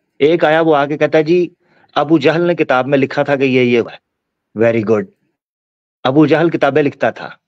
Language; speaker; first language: Urdu; non-native, local second language; Punjabi